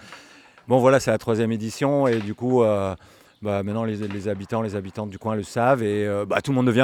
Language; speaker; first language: French; native; French